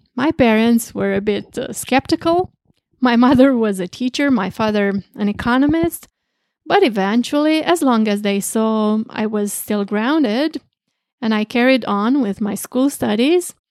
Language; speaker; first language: English; non-native, fluent; Romanian